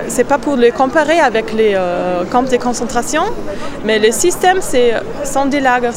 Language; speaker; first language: French; non-native, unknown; German